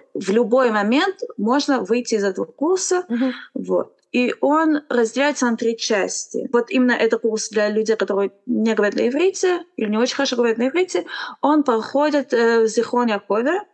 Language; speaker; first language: Russian; non-native, fluent; Romanian